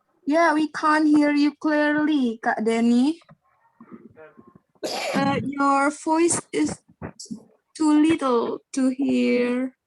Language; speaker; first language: English; non-native, learner; Indonesian